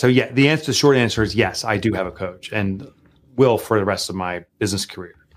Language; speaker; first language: English; native; English